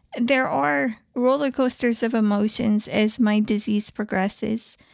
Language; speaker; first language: English; native; English